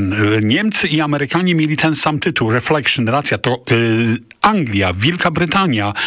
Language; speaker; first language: Polish; native; Polish